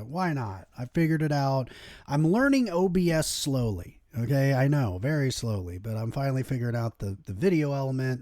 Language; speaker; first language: English; native; English